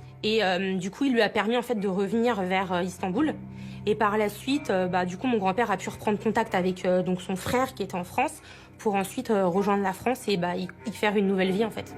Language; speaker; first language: French; early bilingual, other home language; Armenian